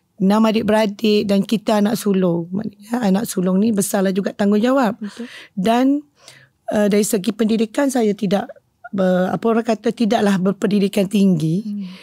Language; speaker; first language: Malay; native; Malay